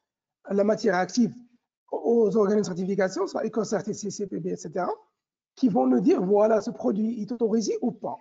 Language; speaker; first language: French; non-native, local second language; Arabic